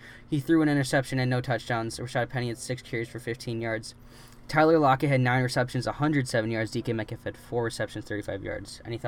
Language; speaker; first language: English; native; English